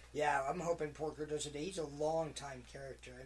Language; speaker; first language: English; native; English